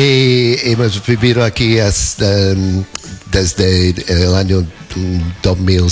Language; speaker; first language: Spanish; non-native, learner; English